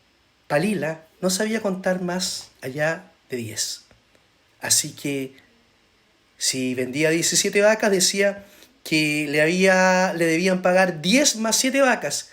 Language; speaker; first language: Spanish; native; Spanish